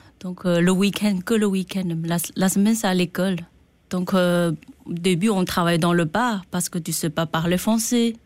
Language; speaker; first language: French; non-native, learner; Chinese